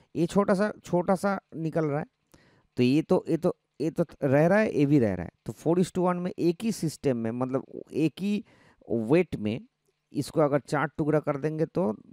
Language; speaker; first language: Hindi; non-native, local second language; Bangla